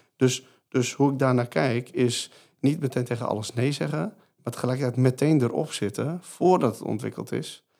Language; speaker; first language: Dutch; non-native, fluent; Persian